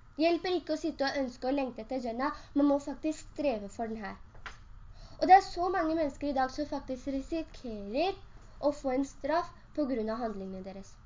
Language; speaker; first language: Norwegian; early bilingual, other home language; Urdu